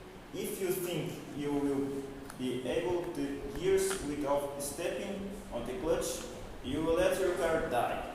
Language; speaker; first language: English; non-native, learner; Portuguese